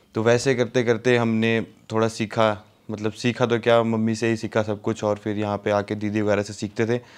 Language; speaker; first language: Hindi; native; Hindi